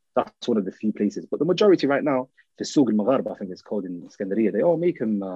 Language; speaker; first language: English; early bilingual, other home language; Arabic